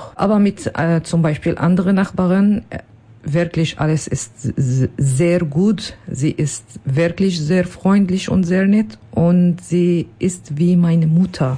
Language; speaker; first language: German; non-native, learner; Kurdish